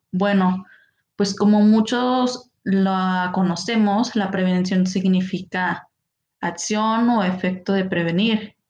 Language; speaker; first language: Spanish; native; Spanish